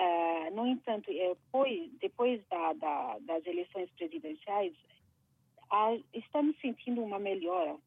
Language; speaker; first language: Portuguese; non-native, fluent; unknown